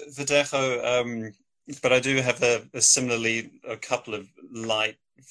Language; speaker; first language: English; native; English